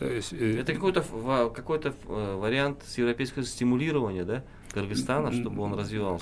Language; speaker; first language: Russian; non-native, local second language; Kyrgyz